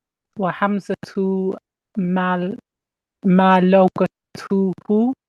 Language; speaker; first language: Arabic; non-native, learner; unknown